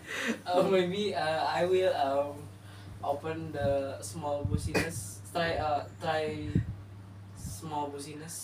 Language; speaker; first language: English; non-native, learner; Indonesian